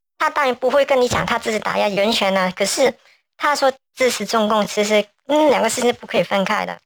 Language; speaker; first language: Chinese; non-native, local second language; Cantonese